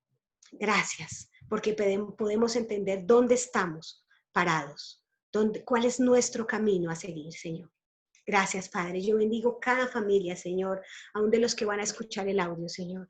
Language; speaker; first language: Spanish; native; Spanish